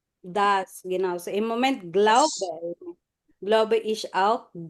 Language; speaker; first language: German; non-native, fluent; Filipino